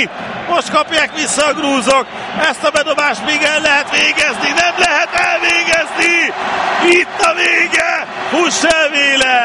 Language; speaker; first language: Hungarian; native; Hungarian